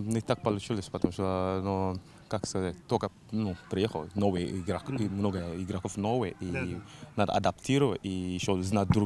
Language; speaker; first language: Russian; non-native, learner; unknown